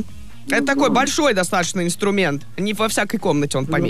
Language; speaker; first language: Russian; native; Russian